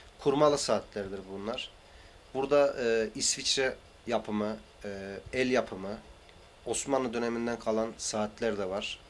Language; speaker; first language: Turkish; native; Turkish